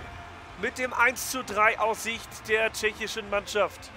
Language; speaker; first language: German; native; German